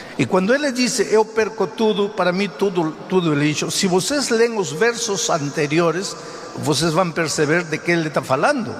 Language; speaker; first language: Portuguese; non-native, fluent; Spanish